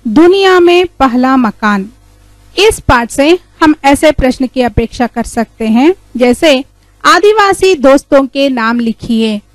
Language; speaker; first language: Hindi; non-native, local second language; Kannada